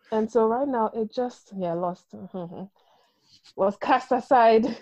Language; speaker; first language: English; non-native, local second language; Akan